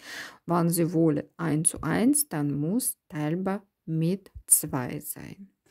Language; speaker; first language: German; non-native, learner; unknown